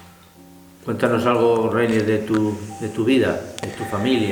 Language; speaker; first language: Spanish; native; Spanish